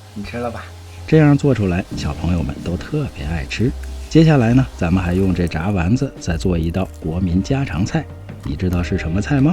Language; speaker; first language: Chinese; native; Chinese